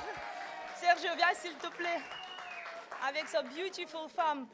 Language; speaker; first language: French; non-native, learner; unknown